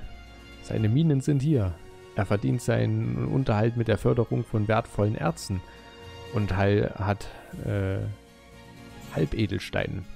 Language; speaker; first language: German; native; German